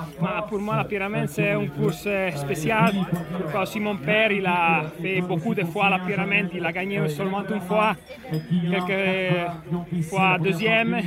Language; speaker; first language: French; non-native, learner; Italian